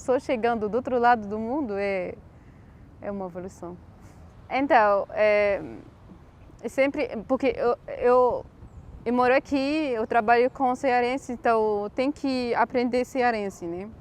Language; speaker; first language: Portuguese; non-native, fluent; Arabic